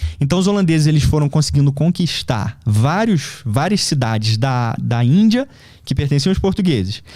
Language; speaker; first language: Portuguese; native; Portuguese